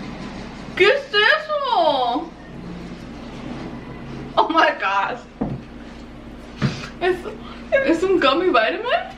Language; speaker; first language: Spanish; early bilingual, heritage; Spanish